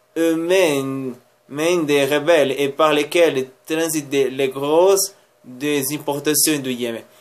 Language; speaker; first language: French; non-native, learner; Spanish